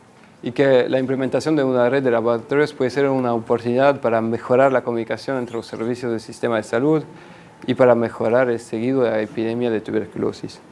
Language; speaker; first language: Spanish; non-native, fluent; French